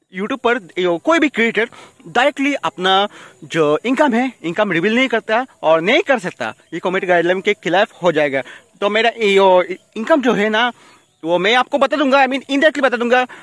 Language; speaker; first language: Hindi; non-native, local second language; Bangla